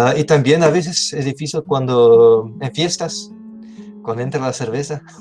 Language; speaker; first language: Spanish; non-native, fluent; Dutch